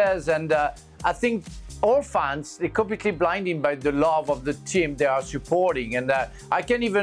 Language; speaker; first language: English; non-native, fluent; French